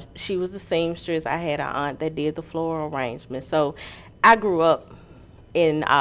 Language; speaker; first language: English; native; English